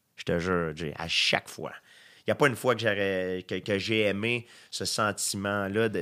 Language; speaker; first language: French; native; French